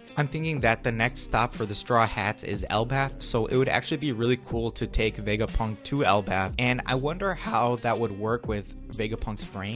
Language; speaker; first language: English; native; English